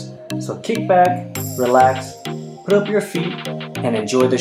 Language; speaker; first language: English; early bilingual, other home language; Vietnamese